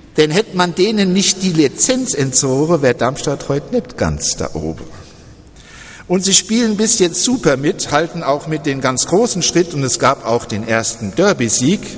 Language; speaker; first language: German; native; German